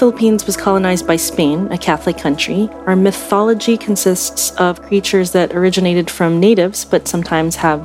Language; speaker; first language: English; non-native, local second language; Filipino